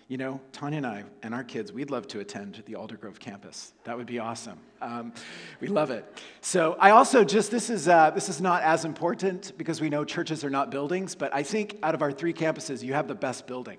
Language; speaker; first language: English; native; English